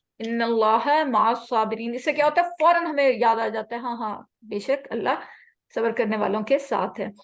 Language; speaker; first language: Urdu; native; Urdu